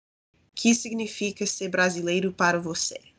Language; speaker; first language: Portuguese; early bilingual, heritage; Portuguese